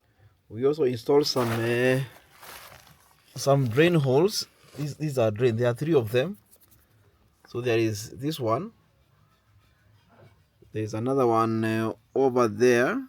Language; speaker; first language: English; non-native, local second language; Swahili